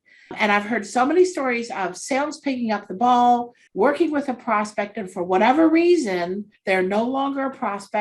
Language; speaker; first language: English; native; English